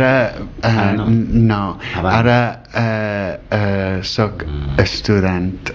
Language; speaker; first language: Catalan; non-native, learner; English